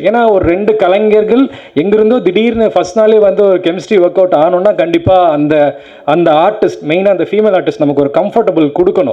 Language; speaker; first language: Tamil; native; Tamil